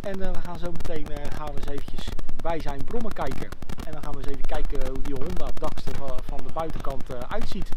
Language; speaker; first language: Dutch; native; Dutch